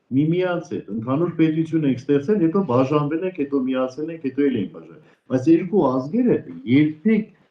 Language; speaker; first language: Armenian; native; Armenian